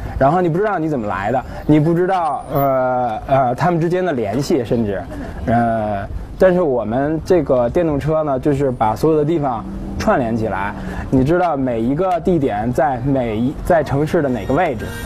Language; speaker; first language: Chinese; native; Chinese